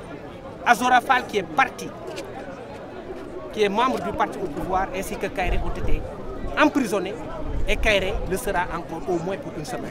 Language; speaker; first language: French; non-native, local second language; Wolof